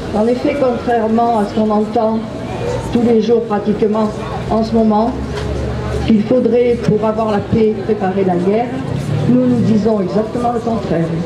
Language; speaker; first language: French; native; French